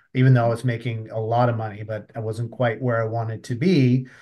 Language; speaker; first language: English; native; English